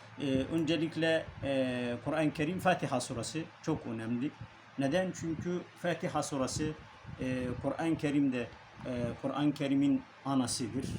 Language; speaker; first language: Turkish; non-native, learner; Arabic